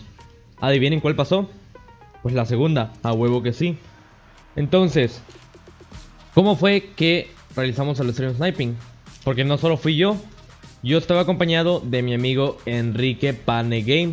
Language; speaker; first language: Spanish; native; Spanish